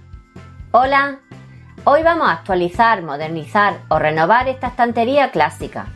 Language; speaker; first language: Spanish; native; Spanish